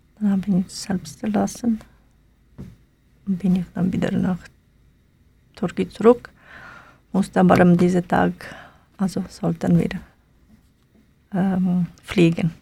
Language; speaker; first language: German; non-native, learner; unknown